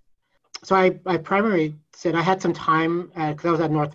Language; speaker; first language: English; native; English